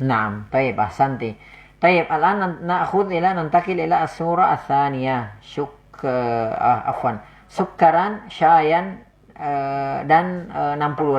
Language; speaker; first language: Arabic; non-native, fluent; Indonesian